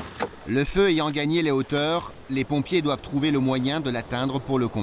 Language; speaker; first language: French; native; French